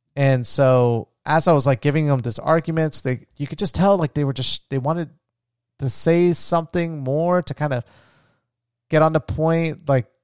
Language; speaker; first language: English; native; English